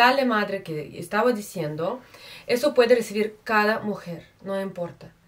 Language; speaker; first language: Spanish; non-native, fluent; Russian